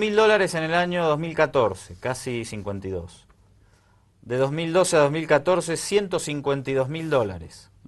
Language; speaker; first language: Spanish; native; Spanish